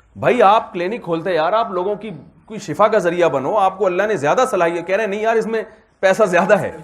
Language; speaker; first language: Urdu; native; Urdu